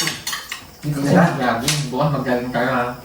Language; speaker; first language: Filipino; non-native, local second language; Cebuano